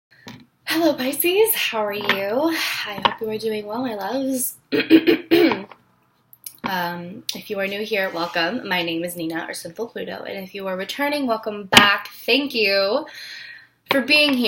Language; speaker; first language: English; native; English